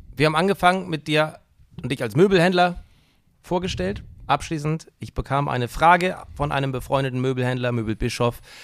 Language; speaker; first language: German; native; German